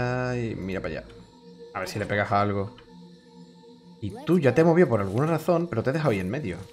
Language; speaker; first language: Spanish; native; Spanish